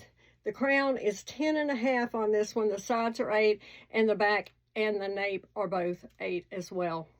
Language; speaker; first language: English; native; English